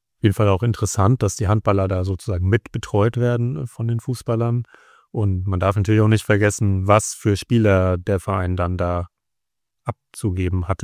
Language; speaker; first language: German; native; German